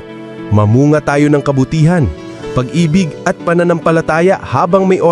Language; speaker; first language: Filipino; native; Filipino